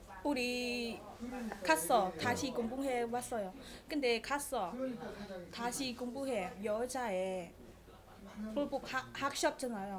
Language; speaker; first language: Korean; non-native, learner; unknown